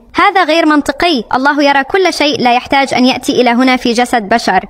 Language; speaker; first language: Arabic; non-native, fluent; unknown